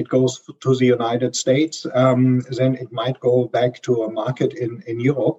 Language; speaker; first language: English; non-native, fluent; German